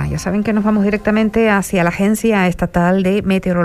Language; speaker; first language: Spanish; native; Spanish